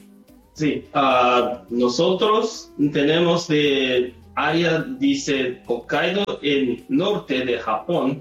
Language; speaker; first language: Spanish; non-native, learner; Japanese